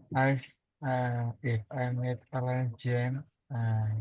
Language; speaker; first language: English; non-native, learner; Spanish